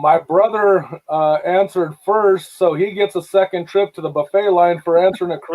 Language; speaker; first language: English; native; English